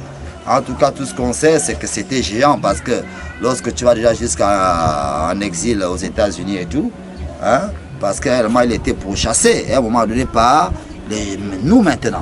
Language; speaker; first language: French; non-native, local second language; Fang